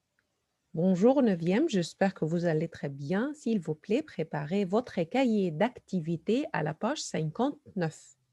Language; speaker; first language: French; non-native, fluent; Arabic